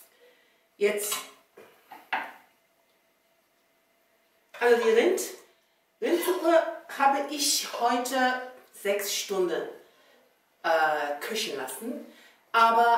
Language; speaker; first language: German; non-native, learner; Chinese